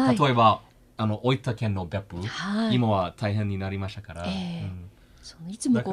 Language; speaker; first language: Japanese; non-native, fluent; English